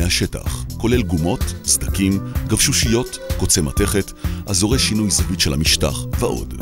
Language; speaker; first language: Hebrew; native; Hebrew